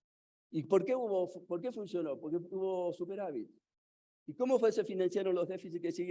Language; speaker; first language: Spanish; native; Spanish